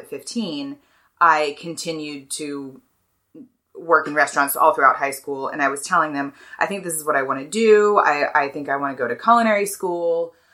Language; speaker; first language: English; native; English